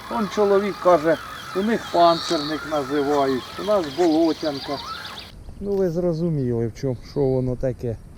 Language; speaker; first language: Ukrainian; native; Ukrainian